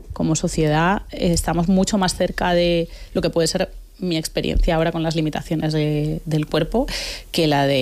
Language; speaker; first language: Spanish; native; Spanish